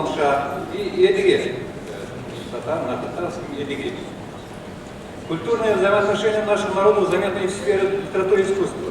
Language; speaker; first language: Russian; non-native, local second language; Kara-Kalpak